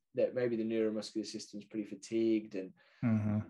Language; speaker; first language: English; native; English